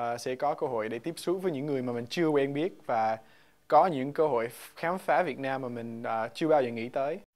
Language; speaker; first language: Vietnamese; non-native, fluent; English